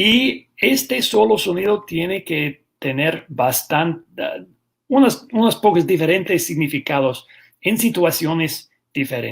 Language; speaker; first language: Spanish; non-native, fluent; English